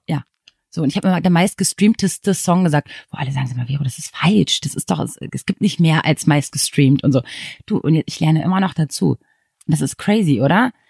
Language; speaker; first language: German; native; German